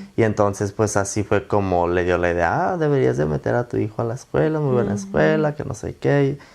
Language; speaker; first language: Spanish; early bilingual, other home language; English